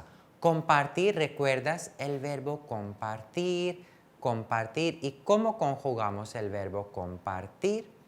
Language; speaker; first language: Spanish; non-native, fluent; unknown